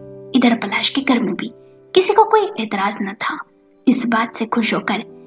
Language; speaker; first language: Hindi; native; Hindi